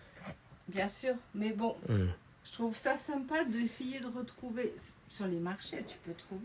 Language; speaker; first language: French; native; French